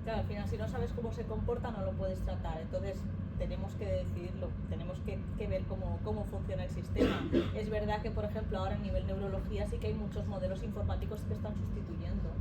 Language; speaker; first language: Spanish; native; Spanish